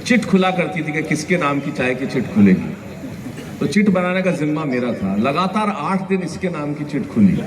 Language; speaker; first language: Hindi; native; Hindi